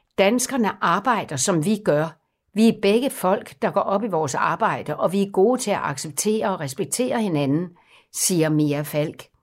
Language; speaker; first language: Danish; native; Danish